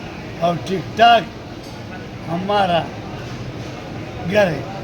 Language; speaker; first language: Hindi; non-native, local second language; Pashto